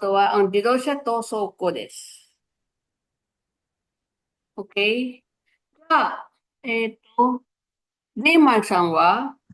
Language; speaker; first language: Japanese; non-native, fluent; Filipino